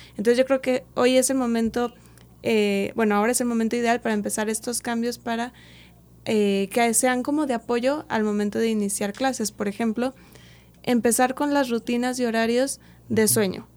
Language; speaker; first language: Spanish; native; Spanish